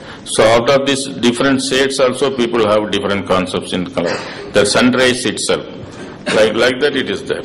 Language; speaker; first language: English; non-native, local second language; Tamil